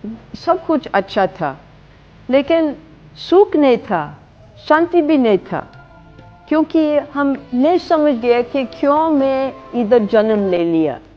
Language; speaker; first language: Hindi; non-native, fluent; English